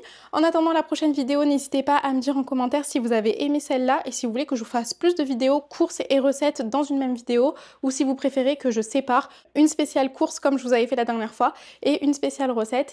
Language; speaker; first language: French; native; French